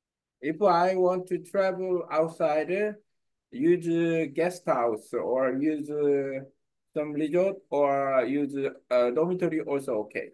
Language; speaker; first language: English; non-native, learner; Korean